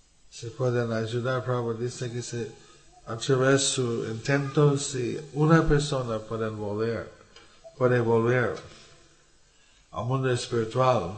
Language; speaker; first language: Spanish; non-native, learner; English